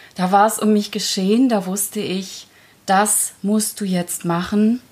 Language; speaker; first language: German; early bilingual, other home language; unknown